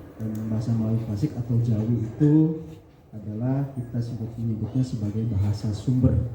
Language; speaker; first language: Indonesian; non-native, local second language; Sundanese